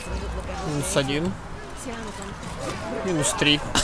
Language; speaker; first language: Russian; native; Russian